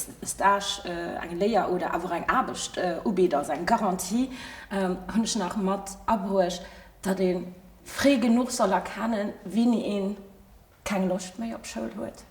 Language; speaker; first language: Luxembourgish; early bilingual, other home language; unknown